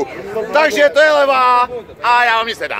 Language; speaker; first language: Czech; native; Czech